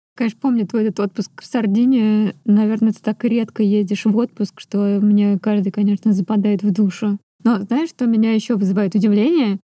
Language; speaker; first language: Russian; native; Russian